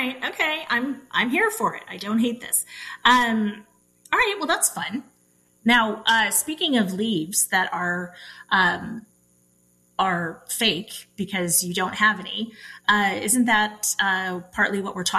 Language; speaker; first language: English; native; English